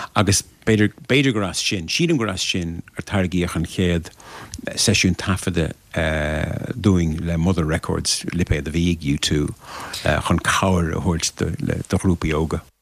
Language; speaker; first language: Irish; native; Irish